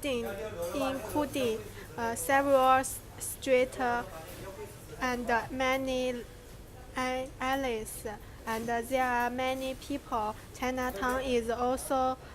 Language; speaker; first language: English; non-native, learner; Chinese